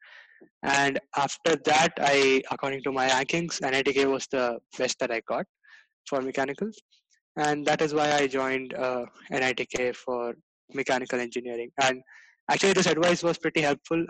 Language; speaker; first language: English; non-native, local second language; Gujarati